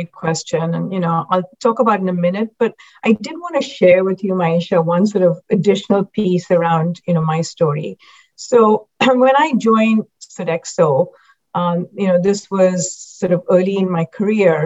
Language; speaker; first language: English; non-native, local second language; Hindi